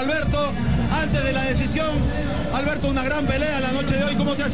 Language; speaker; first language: Spanish; native; Spanish